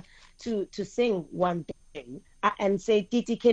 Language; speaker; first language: English; non-native, local second language; Xhosa